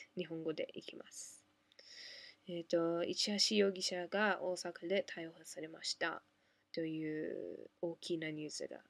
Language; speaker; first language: Japanese; non-native, fluent; English